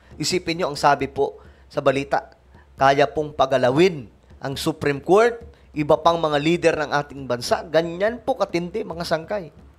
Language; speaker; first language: Filipino; non-native, local second language; Cebuano